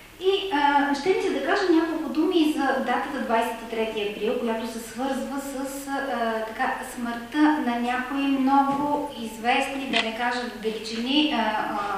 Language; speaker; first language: Bulgarian; native; Bulgarian